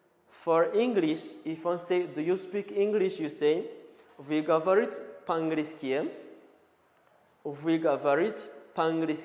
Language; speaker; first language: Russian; non-native, learner; Kinyarwanda